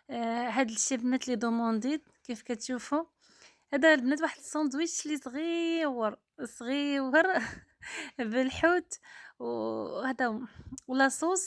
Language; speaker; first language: Arabic; native; Arabic